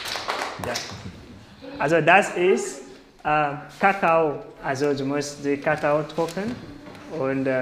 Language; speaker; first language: German; non-native, learner; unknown